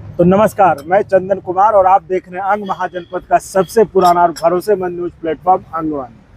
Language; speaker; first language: Hindi; native; Hindi